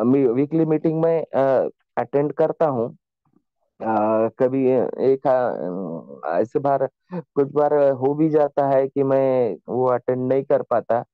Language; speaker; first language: Hindi; non-native, local second language; Marathi